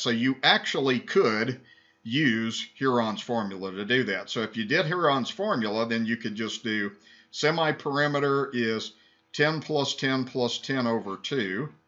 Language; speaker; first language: English; native; English